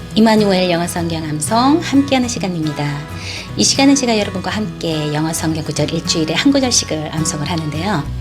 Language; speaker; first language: Korean; native; Korean